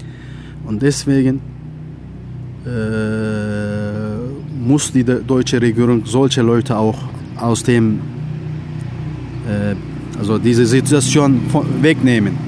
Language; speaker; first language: German; non-native, fluent; Turkish